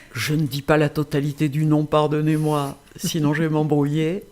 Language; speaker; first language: French; native; French